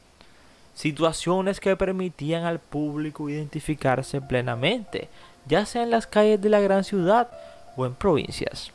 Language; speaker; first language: Spanish; native; Spanish